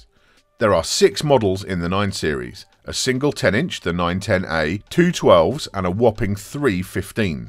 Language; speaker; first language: English; native; English